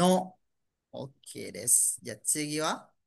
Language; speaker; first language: Japanese; non-native, fluent; Malay